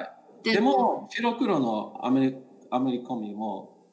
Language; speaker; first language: Japanese; non-native, learner; English